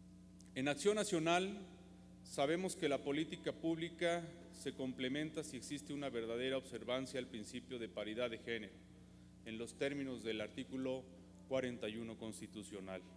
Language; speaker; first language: Spanish; native; Spanish